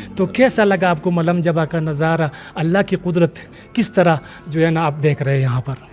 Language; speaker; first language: Urdu; non-native, local second language; Pashto